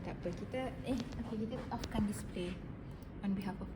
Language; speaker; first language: Malay; native; Malay